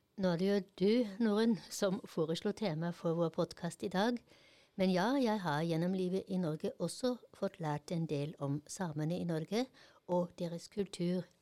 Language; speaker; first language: Norwegian; non-native, fluent; German